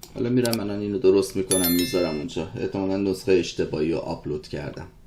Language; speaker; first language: Persian; early bilingual, heritage; Persian